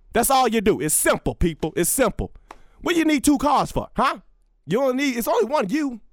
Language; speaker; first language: English; native; English